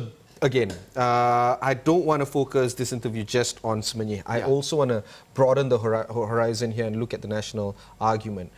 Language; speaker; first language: English; non-native, local second language; Malay